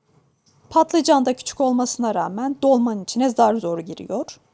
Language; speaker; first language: Turkish; native; Turkish